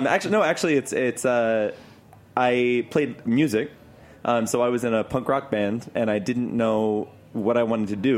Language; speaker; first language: English; native; English